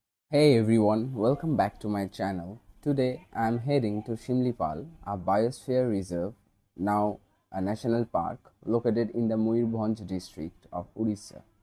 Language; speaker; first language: English; non-native, local second language; Bangla